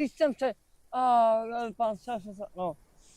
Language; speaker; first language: French; non-native, learner; Slovak